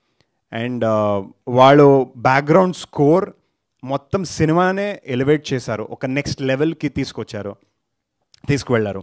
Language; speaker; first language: Telugu; non-native, learner; Kannada